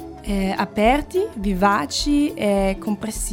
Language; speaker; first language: Italian; non-native, fluent; German